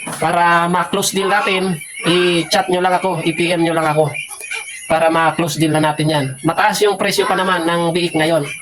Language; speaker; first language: Filipino; non-native, local second language; Bikol